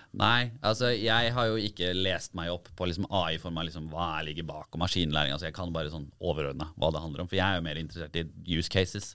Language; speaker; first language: Norwegian; native; Norwegian